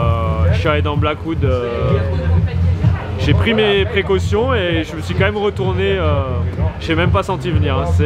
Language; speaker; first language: French; native; French